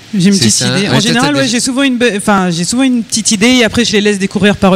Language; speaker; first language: French; native; French